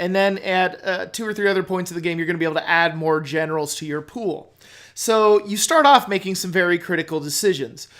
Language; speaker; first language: English; native; English